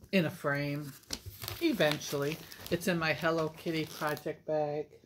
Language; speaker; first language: English; native; English